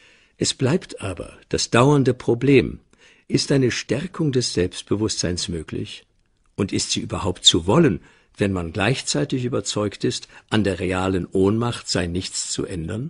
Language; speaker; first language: German; native; German